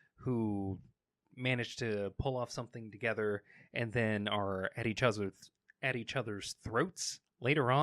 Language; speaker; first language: English; native; English